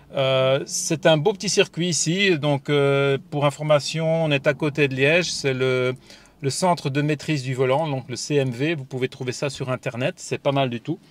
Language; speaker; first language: French; native; French